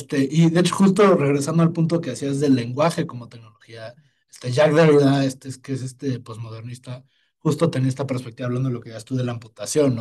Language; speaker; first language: Spanish; native; Spanish